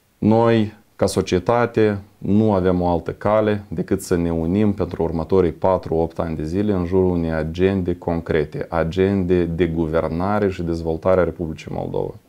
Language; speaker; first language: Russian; non-native, local second language; Romanian